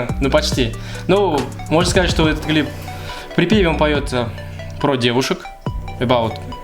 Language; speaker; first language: Russian; native; Russian